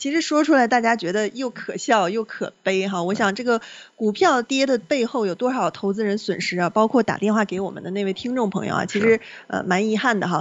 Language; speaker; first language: Chinese; native; Chinese